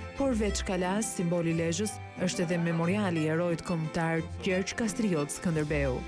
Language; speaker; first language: Albanian; native; Albanian